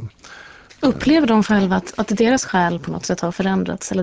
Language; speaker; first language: Swedish; native; Swedish